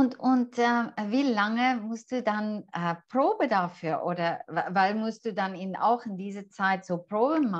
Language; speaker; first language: German; non-native, fluent; English